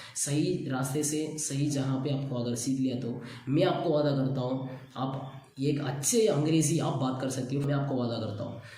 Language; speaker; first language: Hindi; non-native, local second language; Tamil